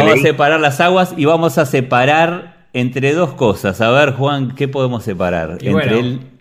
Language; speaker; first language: Spanish; native; Spanish